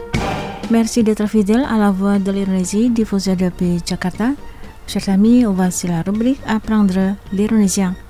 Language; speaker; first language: French; non-native, fluent; Indonesian